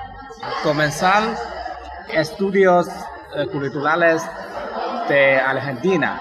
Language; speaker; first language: Spanish; non-native, fluent; Chinese